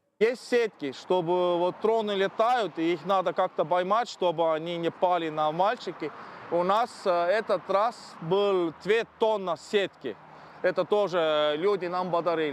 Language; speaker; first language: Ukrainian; non-native, learner; Russian